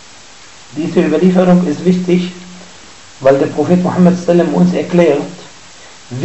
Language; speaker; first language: German; non-native, fluent; Arabic